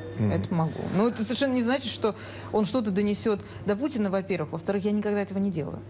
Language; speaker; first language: Russian; native; Russian